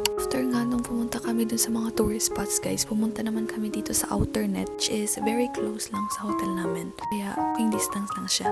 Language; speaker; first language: Filipino; non-native, local second language; Iloko